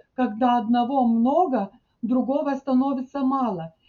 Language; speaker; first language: Russian; non-native, fluent; Lithuanian